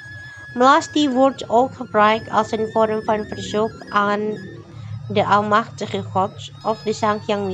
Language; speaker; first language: Dutch; non-native, fluent; Indonesian